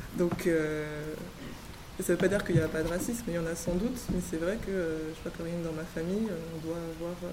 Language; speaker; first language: French; native; French